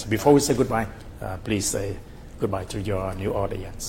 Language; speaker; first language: English; non-native, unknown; Vietnamese